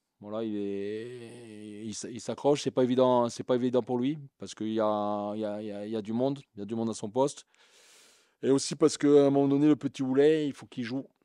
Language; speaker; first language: French; native; French